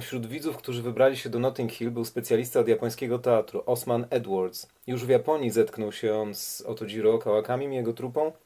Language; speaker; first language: Polish; native; Polish